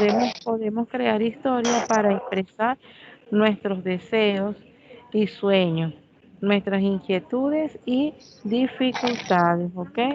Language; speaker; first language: Spanish; native; Spanish